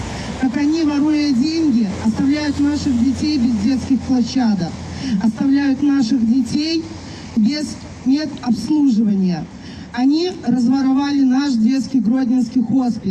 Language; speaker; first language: Russian; native; Russian